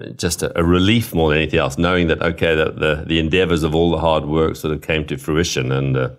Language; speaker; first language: English; native; English